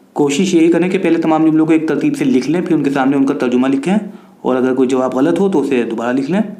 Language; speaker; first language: Urdu; native; Urdu